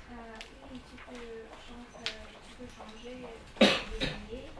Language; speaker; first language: French; non-native, learner; Russian